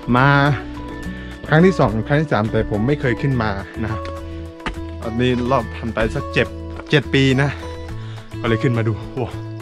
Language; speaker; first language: Thai; non-native, local second language; Karen languages